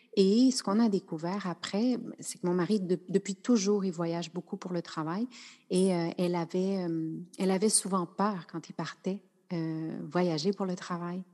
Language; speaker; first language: French; native; French